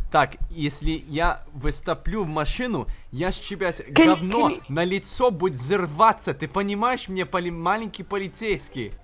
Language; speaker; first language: Russian; early bilingual, heritage; Russian